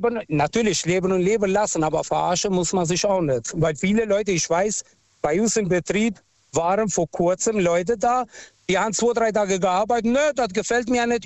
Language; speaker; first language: German; non-native, fluent; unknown